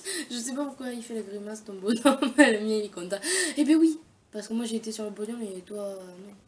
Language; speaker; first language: French; native; French